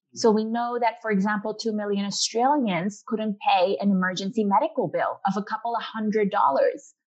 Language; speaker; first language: English; non-native, local second language; Urdu